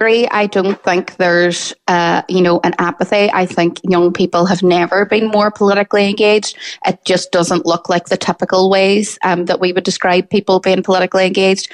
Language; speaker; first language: English; native; English